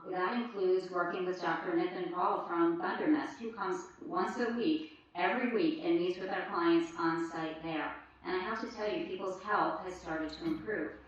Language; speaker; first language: English; early bilingual, other home language; French